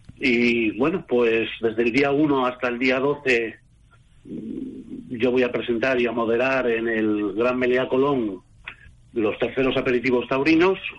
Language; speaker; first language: Spanish; native; Spanish